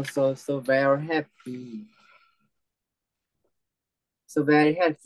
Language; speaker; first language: English; non-native, learner; Vietnamese